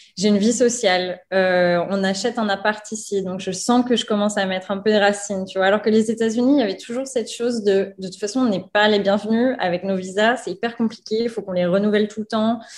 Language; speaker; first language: French; native; French